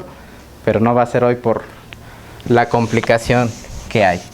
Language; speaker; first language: Spanish; native; Spanish